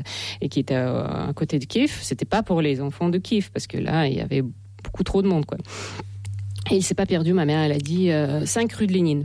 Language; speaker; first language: French; non-native, fluent; Russian